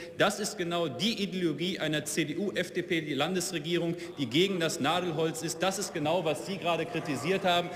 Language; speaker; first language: German; native; German